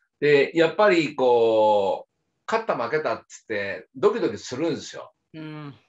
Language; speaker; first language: Japanese; native; Japanese